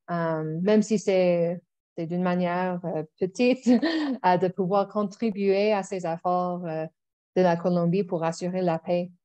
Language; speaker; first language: French; non-native, local second language; English